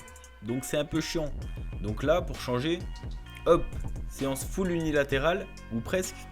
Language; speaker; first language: French; native; French